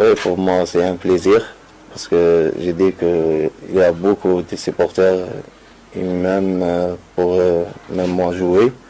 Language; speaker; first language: French; non-native, learner; Arabic